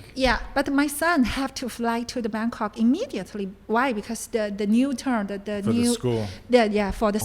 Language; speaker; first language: English; non-native, learner; Chinese